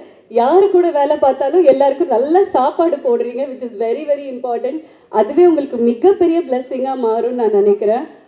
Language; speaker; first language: Tamil; native; Tamil